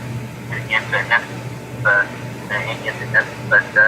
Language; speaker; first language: Arabic; non-native, learner; English